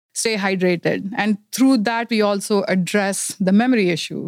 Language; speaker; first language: English; non-native, local second language; Kannada